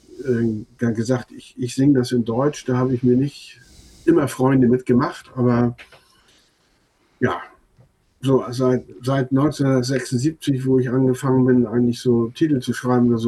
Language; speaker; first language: German; non-native, local second language; Low German